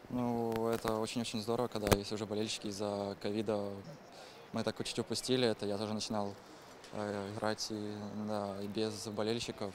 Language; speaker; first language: Russian; non-native, local second language; Ukrainian